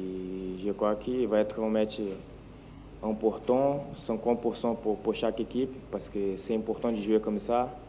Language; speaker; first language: French; non-native, fluent; Portuguese